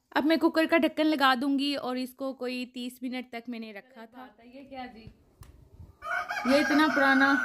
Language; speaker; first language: Urdu; non-native, local second language; Punjabi